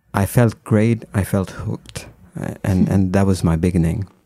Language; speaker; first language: English; non-native, local second language; Hindi